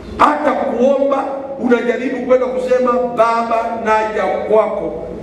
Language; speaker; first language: Swahili; non-native, local second language; Kamba